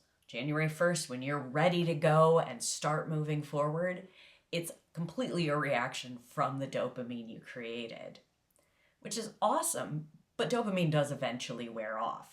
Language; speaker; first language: English; native; English